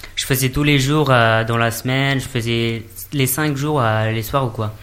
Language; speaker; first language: French; non-native, fluent; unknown